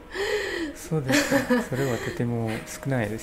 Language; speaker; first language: Japanese; non-native, learner; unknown